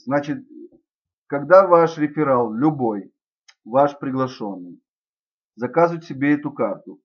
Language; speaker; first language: Russian; native; Russian